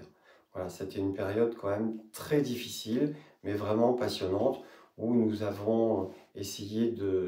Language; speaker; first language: French; native; French